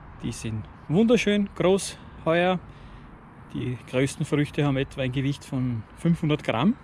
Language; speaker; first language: German; native; German